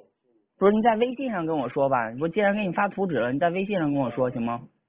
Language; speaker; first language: Chinese; native; Chinese